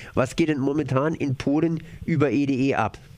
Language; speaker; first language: German; native; German